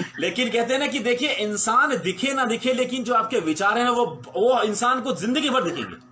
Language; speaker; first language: Hindi; native; Hindi